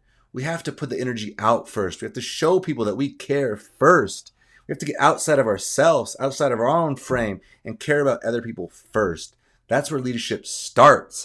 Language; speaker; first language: English; native; English